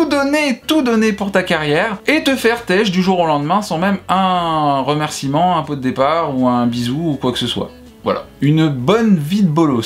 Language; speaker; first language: French; native; French